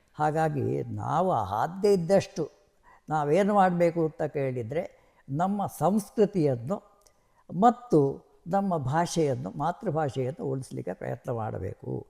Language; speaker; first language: Kannada; non-native, local second language; Marathi